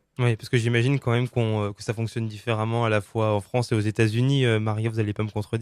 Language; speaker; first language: French; native; French